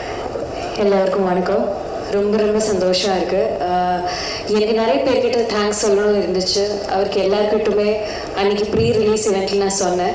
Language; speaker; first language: Tamil; non-native, fluent; Malayalam